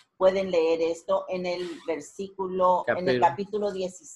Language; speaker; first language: Spanish; native; Spanish